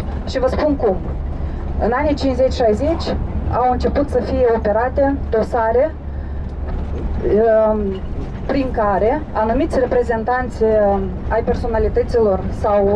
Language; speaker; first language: Romanian; native; Romanian